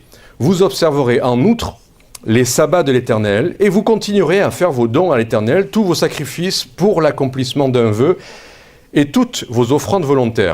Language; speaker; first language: French; native; French